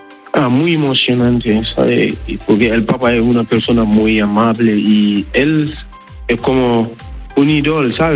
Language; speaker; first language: Spanish; non-native, learner; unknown